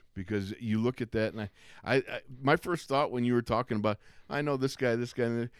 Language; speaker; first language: English; native; English